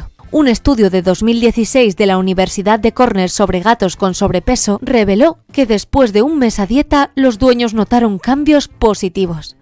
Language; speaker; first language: Spanish; native; Spanish